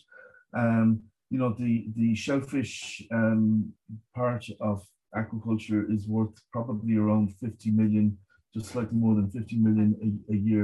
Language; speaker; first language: English; native; English